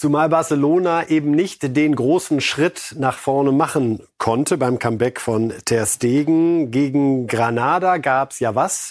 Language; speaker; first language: German; native; German